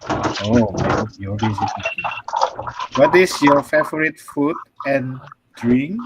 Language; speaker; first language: English; non-native, fluent; Indonesian